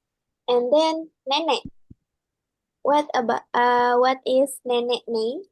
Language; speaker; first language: English; non-native, fluent; Indonesian